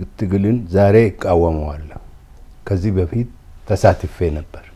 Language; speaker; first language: Amharic; non-native, local second language; Oromo